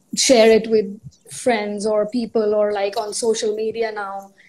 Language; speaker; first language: English; non-native, local second language; Hindi